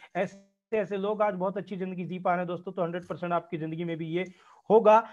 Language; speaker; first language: Hindi; native; Hindi